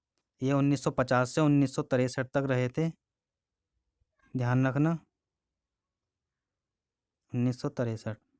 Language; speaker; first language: Hindi; native; Hindi